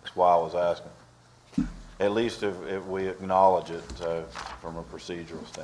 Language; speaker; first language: English; native; English